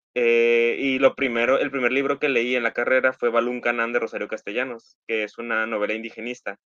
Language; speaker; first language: Spanish; native; Spanish